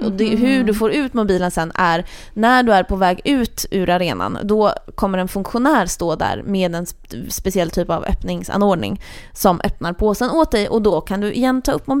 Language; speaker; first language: Swedish; native; Swedish